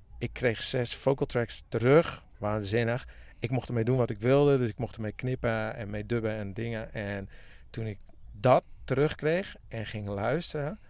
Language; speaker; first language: Dutch; non-native, local second language; Western Frisian